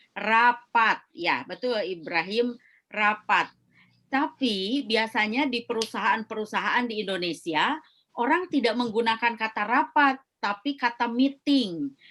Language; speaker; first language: Indonesian; native; Indonesian